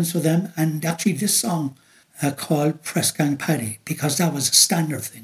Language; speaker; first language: English; native; English